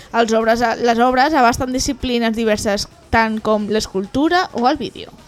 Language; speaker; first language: Catalan; native; Catalan